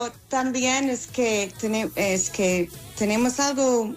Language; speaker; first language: Spanish; non-native, fluent; English